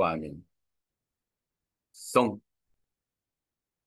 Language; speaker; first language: Vietnamese; non-native, learner; Korean